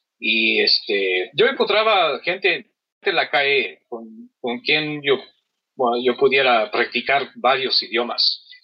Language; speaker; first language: Spanish; non-native, fluent; English